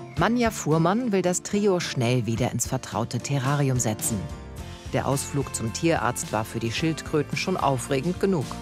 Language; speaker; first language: German; native; German